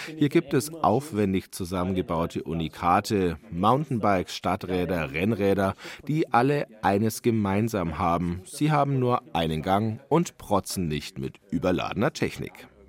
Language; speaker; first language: German; native; German